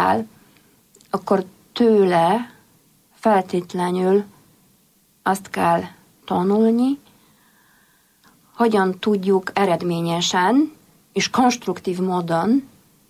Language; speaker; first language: Hungarian; non-native, fluent; Polish